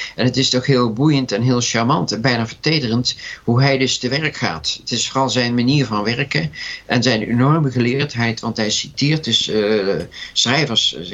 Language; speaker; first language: Dutch; native; Dutch